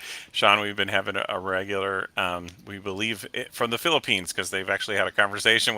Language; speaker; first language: English; native; English